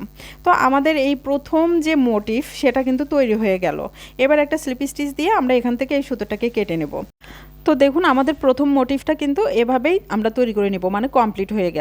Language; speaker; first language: Bangla; native; Bangla